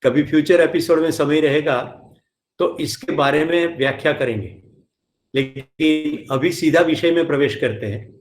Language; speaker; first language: Hindi; non-native, local second language; Gujarati